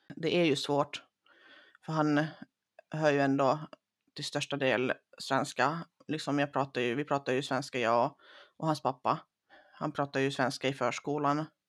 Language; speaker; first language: Swedish; early bilingual, other home language; Finnish